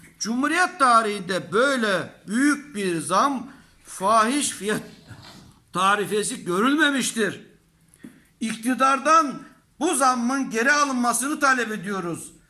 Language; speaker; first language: Turkish; native; Turkish